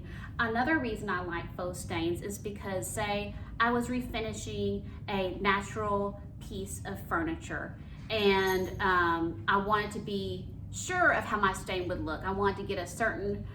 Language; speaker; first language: English; native; English